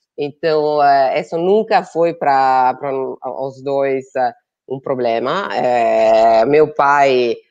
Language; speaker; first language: Portuguese; non-native, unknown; Italian